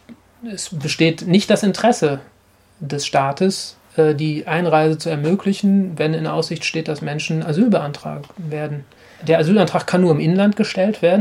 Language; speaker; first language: German; native; German